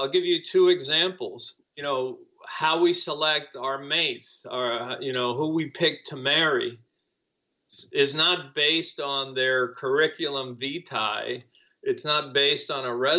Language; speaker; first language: English; non-native, fluent; Spanish